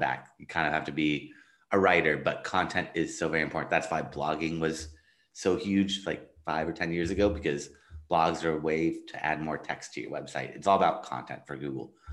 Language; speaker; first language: English; native; English